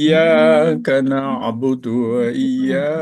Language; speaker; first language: Arabic; non-native, fluent; Indonesian